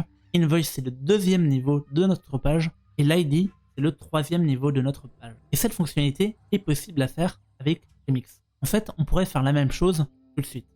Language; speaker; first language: French; native; French